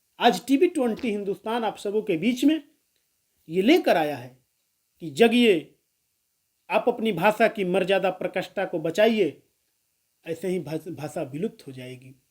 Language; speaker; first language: Hindi; non-native, local second language; Bhojpuri